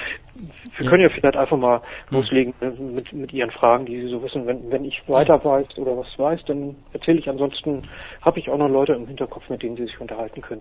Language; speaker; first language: German; native; German